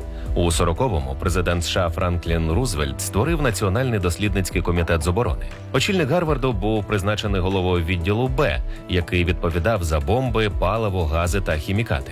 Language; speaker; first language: Ukrainian; native; Ukrainian